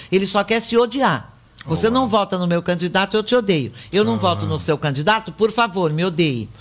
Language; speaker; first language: Portuguese; native; Portuguese